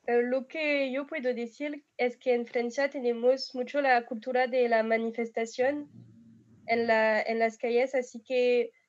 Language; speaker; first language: Spanish; non-native, fluent; French